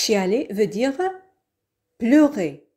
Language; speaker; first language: French; non-native, fluent; Arabic